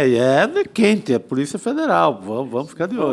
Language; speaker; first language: Portuguese; native; Portuguese